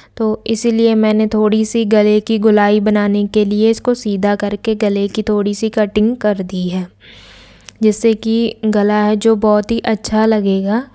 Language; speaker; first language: Hindi; non-native, local second language; Punjabi